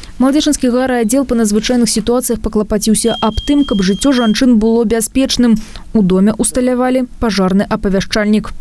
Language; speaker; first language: Belarusian; native; Belarusian